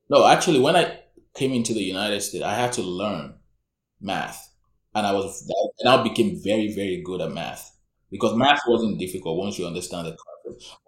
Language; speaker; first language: English; non-native, local second language; Yoruba